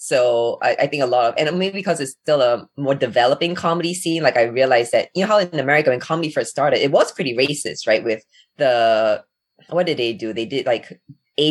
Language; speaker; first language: English; native; English